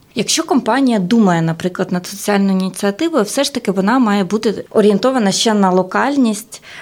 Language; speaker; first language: Ukrainian; native; Ukrainian